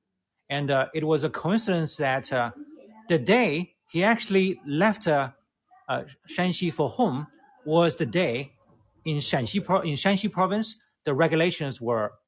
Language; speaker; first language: English; non-native, fluent; Chinese